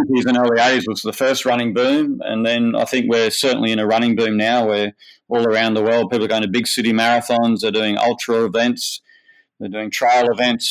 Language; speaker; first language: English; native; English